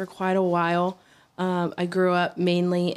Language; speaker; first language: English; native; English